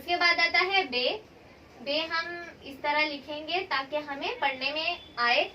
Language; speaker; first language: Hindi; native; Hindi